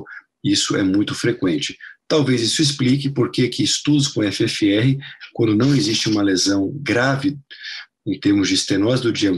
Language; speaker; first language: Portuguese; non-native, fluent; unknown